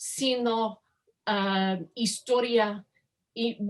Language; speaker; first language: Spanish; non-native, fluent; English